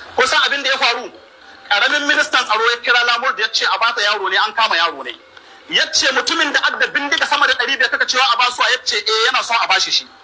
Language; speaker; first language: Hausa; native; Hausa